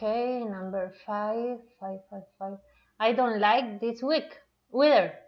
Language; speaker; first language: English; non-native, learner; Spanish